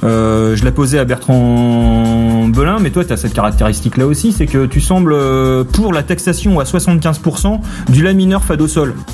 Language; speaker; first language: French; native; French